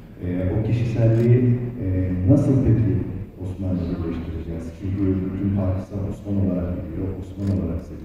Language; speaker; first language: Turkish; native; Turkish